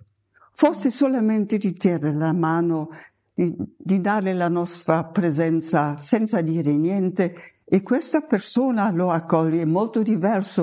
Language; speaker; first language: Italian; non-native, fluent; German